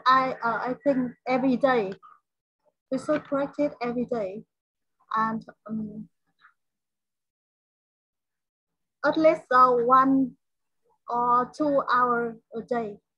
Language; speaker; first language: English; non-native, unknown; Vietnamese